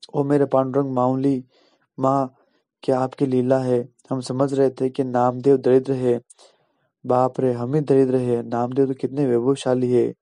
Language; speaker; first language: Hindi; native; Hindi